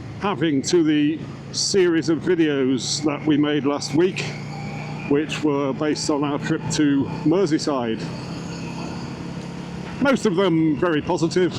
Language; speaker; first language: English; native; English